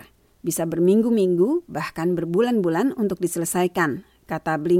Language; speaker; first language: Indonesian; native; Indonesian